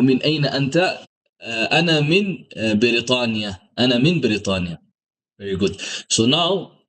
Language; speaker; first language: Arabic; non-native, fluent; English